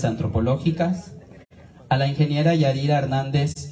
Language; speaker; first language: Spanish; native; Spanish